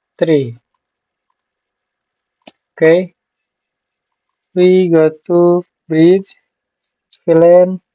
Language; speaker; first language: English; non-native, learner; Indonesian